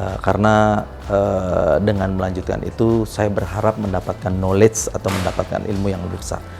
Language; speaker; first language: Indonesian; native; Indonesian